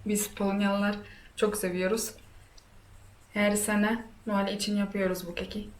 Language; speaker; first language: Turkish; non-native, fluent; Polish